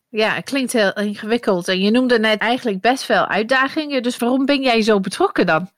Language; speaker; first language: Dutch; non-native, fluent; English